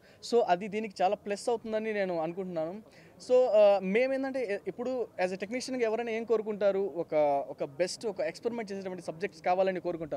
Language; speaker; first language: Telugu; native; Telugu